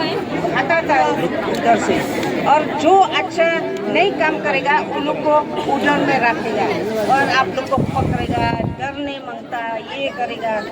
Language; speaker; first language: Hindi; non-native, local second language; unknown